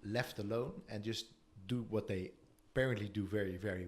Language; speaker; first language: English; non-native, fluent; Dutch